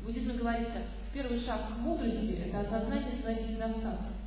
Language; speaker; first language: Russian; native; Russian